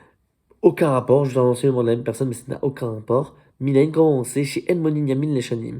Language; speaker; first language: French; native; French